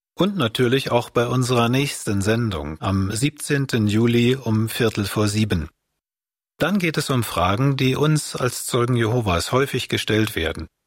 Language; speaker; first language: German; native; German